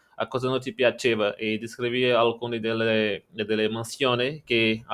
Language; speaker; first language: Italian; non-native, learner; Portuguese